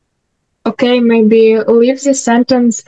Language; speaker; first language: English; non-native, learner; Russian